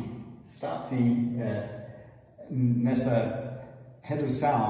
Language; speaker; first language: Portuguese; non-native, fluent; English